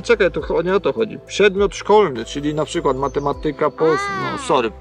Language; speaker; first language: Polish; native; Polish